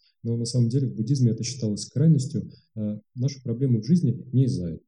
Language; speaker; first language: Russian; native; Russian